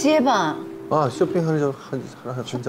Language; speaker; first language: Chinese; non-native, learner; Korean